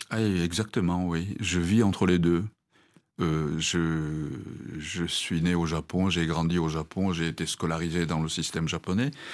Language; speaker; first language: French; non-native, fluent; Japanese